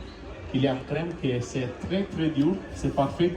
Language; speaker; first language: French; non-native, learner; Italian